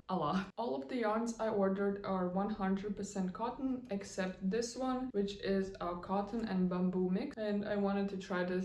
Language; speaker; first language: English; non-native, fluent; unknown